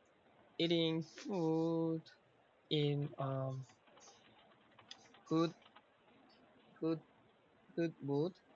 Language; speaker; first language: English; non-native, learner; Korean